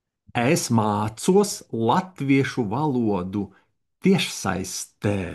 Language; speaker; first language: Latvian; non-native, learner; Russian